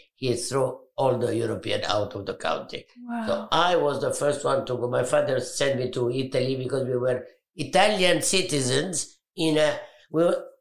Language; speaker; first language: English; non-native, fluent; Arabic